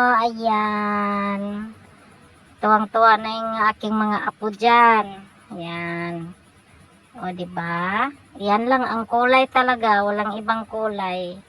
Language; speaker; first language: Filipino; non-native, local second language; Cebuano